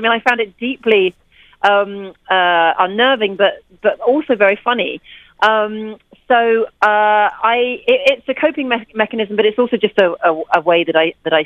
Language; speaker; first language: English; native; English